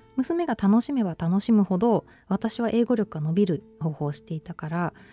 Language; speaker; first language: Japanese; native; Japanese